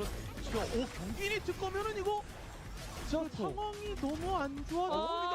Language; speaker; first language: Korean; native; Korean